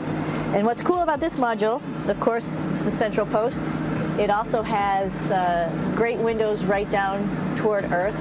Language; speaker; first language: English; native; English